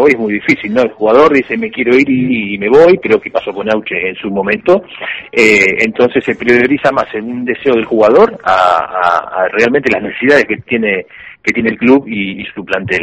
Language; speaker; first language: Spanish; native; Spanish